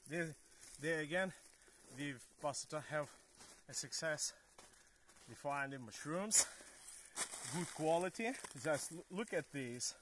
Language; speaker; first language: English; non-native, learner; Ukrainian